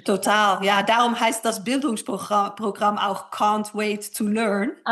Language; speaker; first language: German; non-native, fluent; Dutch